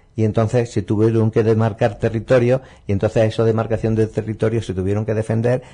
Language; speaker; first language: Spanish; native; Spanish